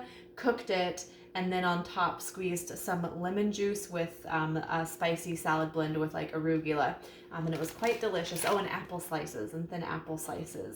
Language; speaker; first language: English; native; English